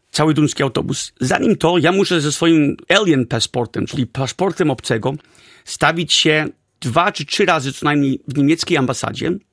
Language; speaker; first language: Polish; early bilingual, heritage; Polish